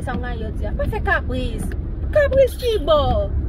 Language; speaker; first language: French; non-native, local second language; Haitian Creole